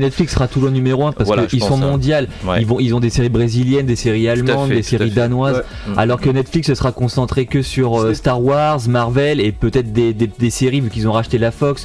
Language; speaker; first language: French; native; French